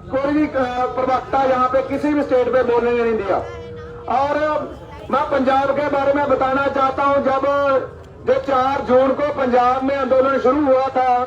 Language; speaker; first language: Hindi; native; Hindi